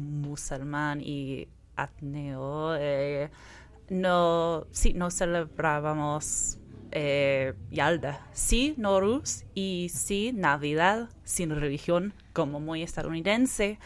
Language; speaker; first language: Spanish; non-native, fluent; English